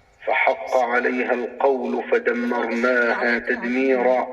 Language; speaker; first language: Arabic; native; Arabic